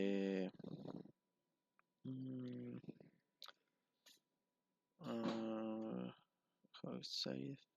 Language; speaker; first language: English; non-native, learner; Spanish